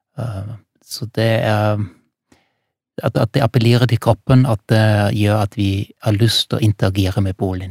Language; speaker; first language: Norwegian; non-native, fluent; German